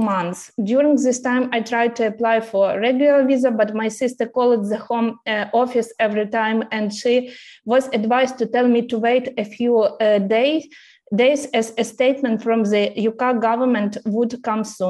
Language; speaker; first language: English; non-native, fluent; Ukrainian